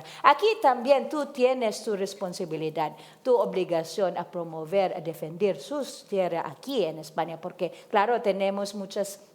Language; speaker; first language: Spanish; non-native, learner; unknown